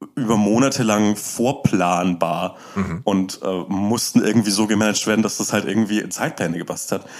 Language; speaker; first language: German; native; German